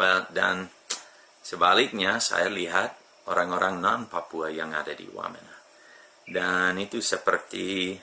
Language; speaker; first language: Indonesian; non-native, fluent; English